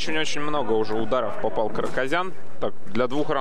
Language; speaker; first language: Russian; native; Russian